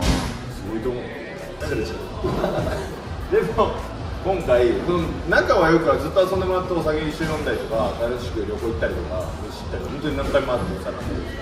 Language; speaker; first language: Japanese; native; Japanese